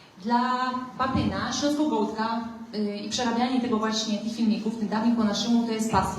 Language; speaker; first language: Polish; native; Polish